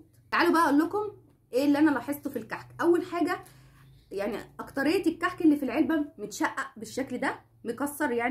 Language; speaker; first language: Arabic; native; Arabic